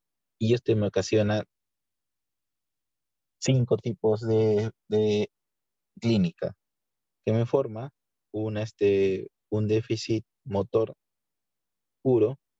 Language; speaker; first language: Spanish; native; Spanish